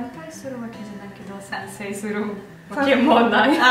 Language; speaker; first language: Japanese; non-native, fluent; Russian